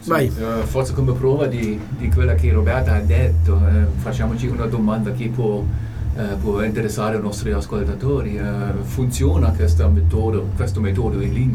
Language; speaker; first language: Italian; non-native, fluent; German